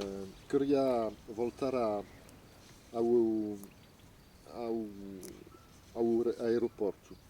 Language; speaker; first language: Portuguese; non-native, fluent; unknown